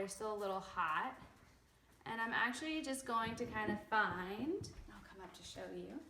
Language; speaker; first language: English; early bilingual, other home language; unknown